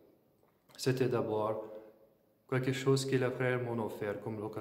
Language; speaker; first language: French; non-native, fluent; Slovenian